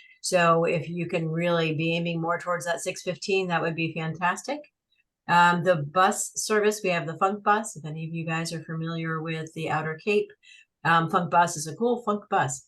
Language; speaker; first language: English; native; English